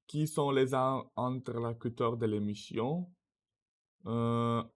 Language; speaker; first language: French; non-native, learner; Russian